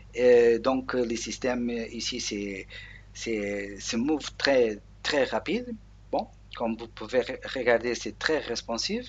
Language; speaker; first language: French; non-native, learner; Portuguese